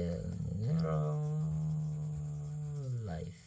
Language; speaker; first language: English; non-native, learner; Indonesian